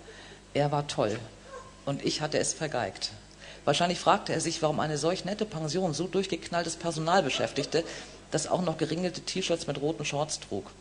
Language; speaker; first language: German; native; German